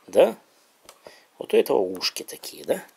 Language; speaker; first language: Russian; native; Russian